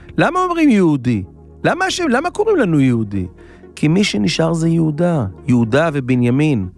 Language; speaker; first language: Hebrew; native; Hebrew